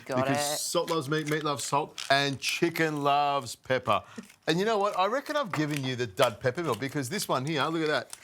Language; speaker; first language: English; native; English